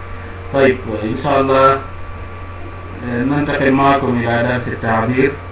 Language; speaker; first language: Arabic; non-native, fluent; Wolof